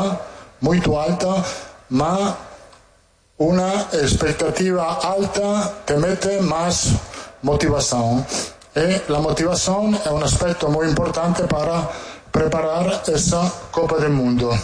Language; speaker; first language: Portuguese; non-native, learner; Italian